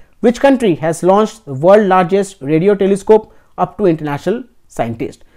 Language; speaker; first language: English; non-native, local second language; Bangla